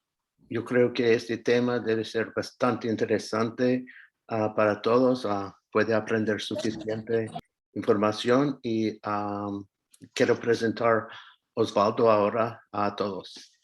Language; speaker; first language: Spanish; non-native, fluent; English